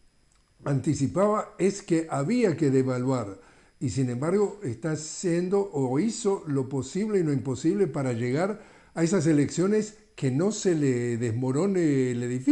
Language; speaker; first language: Spanish; native; Spanish